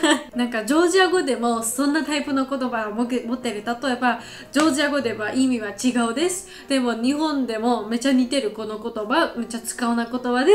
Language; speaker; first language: Japanese; non-native, learner; Georgian